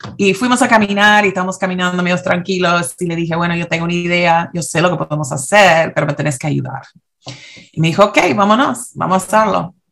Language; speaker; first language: Spanish; early bilingual, heritage; Spanish